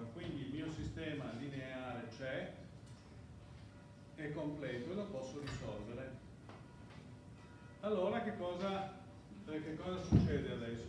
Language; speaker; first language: Italian; native; Italian